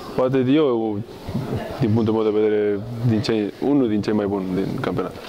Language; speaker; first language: Romanian; non-native, fluent; Spanish